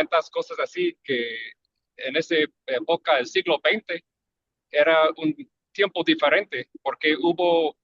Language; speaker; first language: Spanish; early bilingual, heritage; English